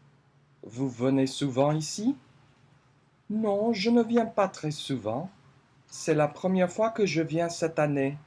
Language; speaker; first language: French; non-native, fluent; English